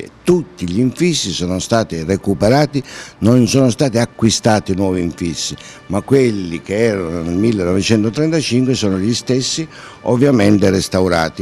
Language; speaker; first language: Italian; native; Italian